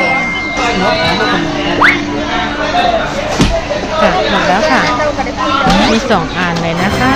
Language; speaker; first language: Thai; native; Thai